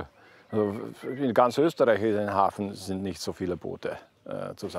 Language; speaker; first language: German; non-native, local second language; Hungarian